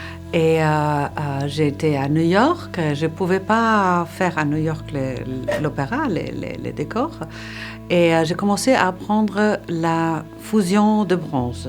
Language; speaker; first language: French; non-native, fluent; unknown